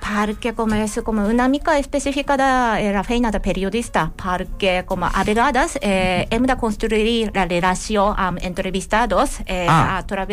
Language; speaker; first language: Catalan; non-native, learner; Japanese